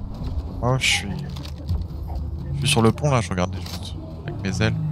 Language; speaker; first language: French; native; French